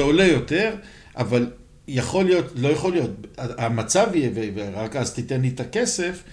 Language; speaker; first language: Hebrew; native; Hebrew